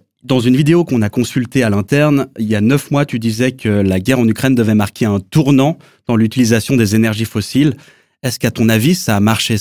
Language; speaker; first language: French; native; French